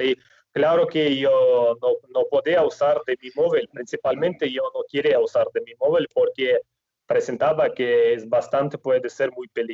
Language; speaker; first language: Spanish; non-native, fluent; Russian